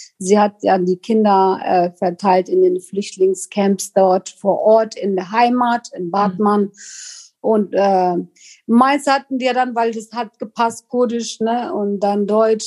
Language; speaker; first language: German; non-native, fluent; Kurdish